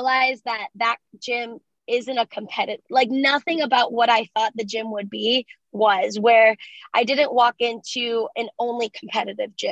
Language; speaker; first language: English; early bilingual, other home language; Spanish